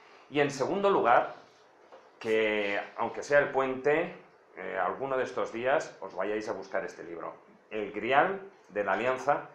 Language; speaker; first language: Spanish; native; Spanish